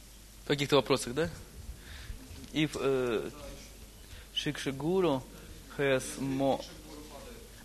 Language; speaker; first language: Russian; native; Russian